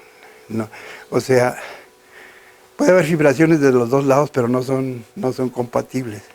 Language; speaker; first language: Spanish; native; Spanish